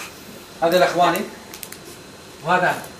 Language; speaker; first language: Arabic; native; Arabic